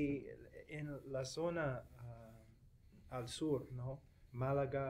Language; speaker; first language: Spanish; non-native, fluent; English